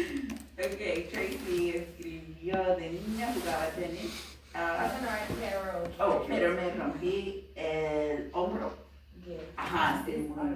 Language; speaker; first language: Spanish; non-native, fluent; English